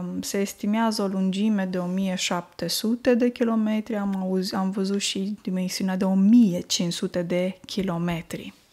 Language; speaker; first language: Romanian; native; Romanian